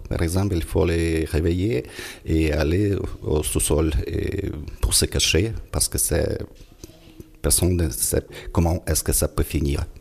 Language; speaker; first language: French; non-native, fluent; Ukrainian